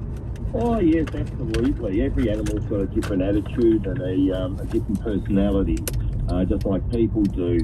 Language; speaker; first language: English; native; English